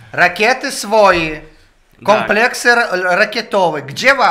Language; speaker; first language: Polish; non-native, learner; Russian